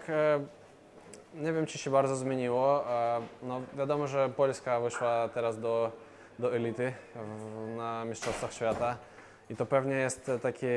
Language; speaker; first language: Polish; non-native, fluent; Russian